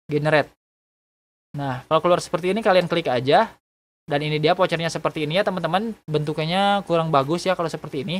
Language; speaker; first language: Indonesian; native; Indonesian